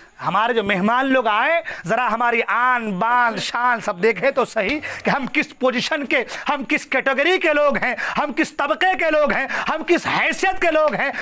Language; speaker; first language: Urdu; non-native, local second language; Assamese